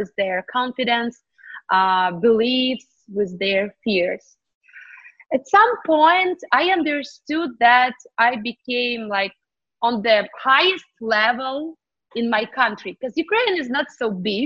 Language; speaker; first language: English; non-native, fluent; Ukrainian